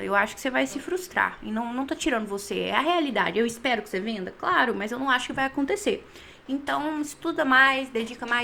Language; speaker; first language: Portuguese; native; Portuguese